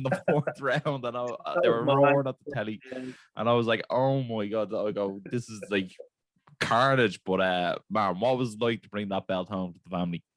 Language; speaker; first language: English; native; English